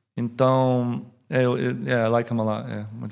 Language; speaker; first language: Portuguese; early bilingual, heritage; English